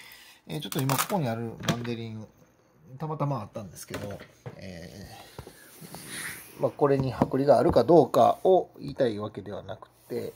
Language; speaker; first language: Japanese; native; Japanese